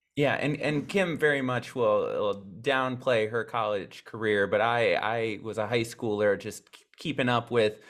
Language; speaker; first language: English; native; English